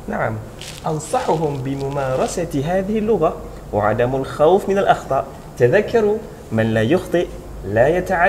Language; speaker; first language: Arabic; non-native, fluent; Malay